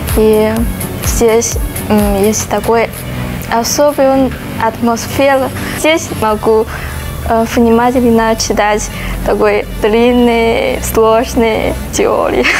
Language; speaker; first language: Russian; non-native, learner; Chinese